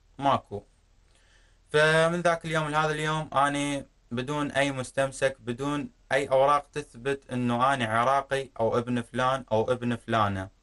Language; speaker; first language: Arabic; native; Arabic